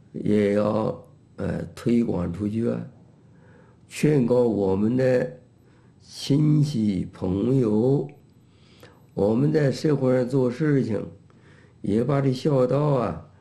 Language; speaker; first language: Chinese; native; Chinese